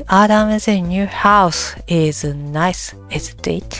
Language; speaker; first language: English; non-native, learner; Japanese